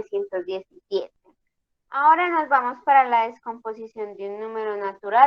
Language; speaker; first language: Spanish; native; Spanish